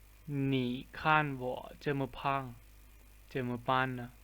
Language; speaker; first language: Chinese; non-native, fluent; Lao